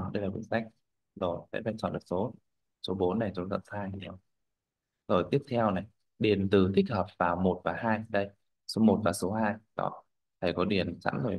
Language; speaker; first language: Vietnamese; native; Vietnamese